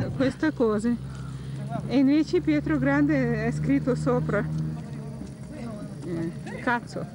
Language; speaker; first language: Italian; non-native, fluent; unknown